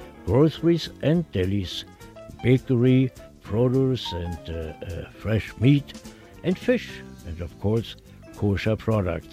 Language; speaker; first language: English; non-native, fluent; German